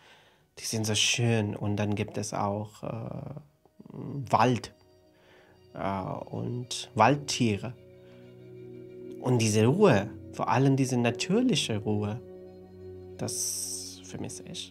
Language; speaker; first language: German; non-native, fluent; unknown